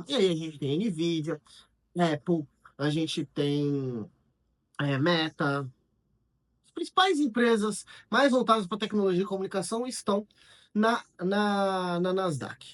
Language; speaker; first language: Portuguese; native; Portuguese